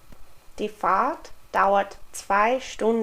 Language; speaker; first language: German; non-native, fluent; English